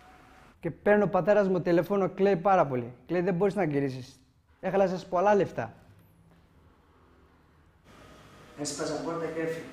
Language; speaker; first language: Greek; non-native, learner; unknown